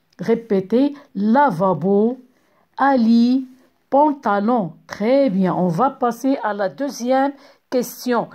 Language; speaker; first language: French; non-native, local second language; Arabic